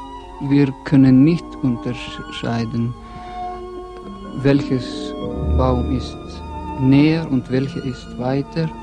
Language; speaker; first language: German; non-native, fluent; Estonian